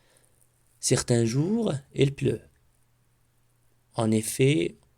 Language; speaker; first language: French; non-native, local second language; Arabic